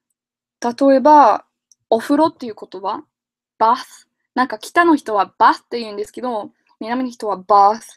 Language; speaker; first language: Japanese; non-native, fluent; English